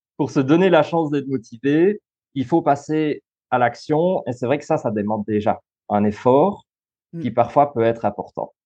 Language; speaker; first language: French; native; French